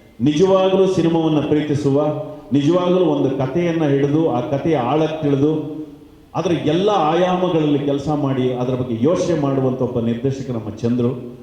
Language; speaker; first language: Kannada; native; Kannada